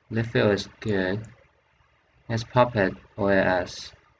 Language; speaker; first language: English; non-native, fluent; Chinese